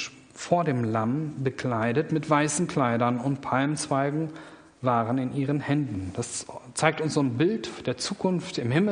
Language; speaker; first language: German; native; German